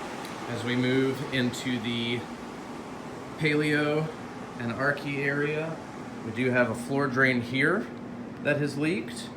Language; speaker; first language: English; native; English